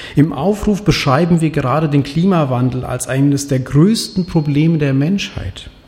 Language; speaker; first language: German; non-native, fluent; Swahili